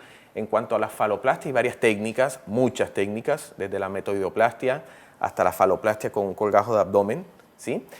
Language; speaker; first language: Spanish; native; Spanish